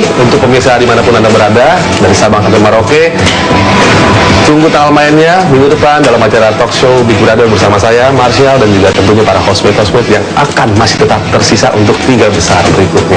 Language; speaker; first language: Indonesian; native; Indonesian